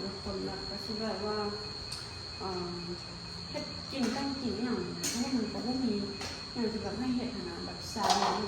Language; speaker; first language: Thai; non-native, local second language; Lao